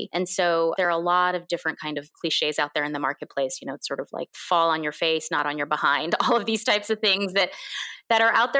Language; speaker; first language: English; early bilingual, other home language; Korean